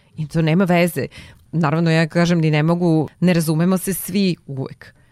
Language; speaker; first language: Serbian; non-native, local second language; Hungarian